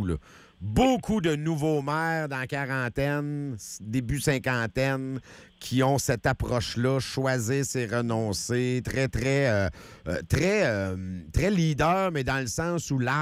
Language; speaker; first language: French; native; French